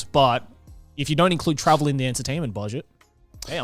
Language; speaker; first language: English; native; English